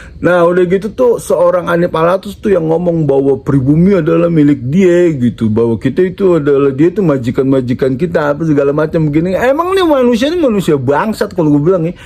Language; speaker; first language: Indonesian; native; Indonesian